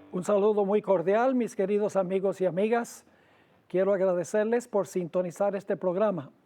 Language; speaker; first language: Spanish; native; Spanish